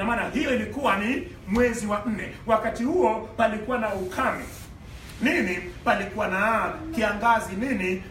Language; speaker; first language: Swahili; non-native, local second language; Luo (Kenya and Tanzania)